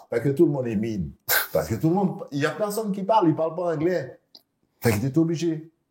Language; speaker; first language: French; early bilingual, other home language; Haitian Creole